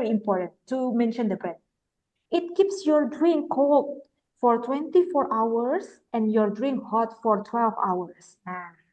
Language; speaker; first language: English; non-native, fluent; Indonesian